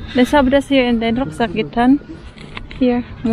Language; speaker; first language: German; non-native, learner; Filipino